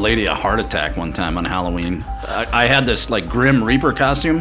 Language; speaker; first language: English; native; English